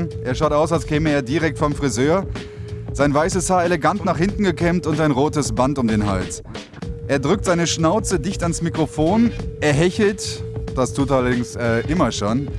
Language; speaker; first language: German; native; German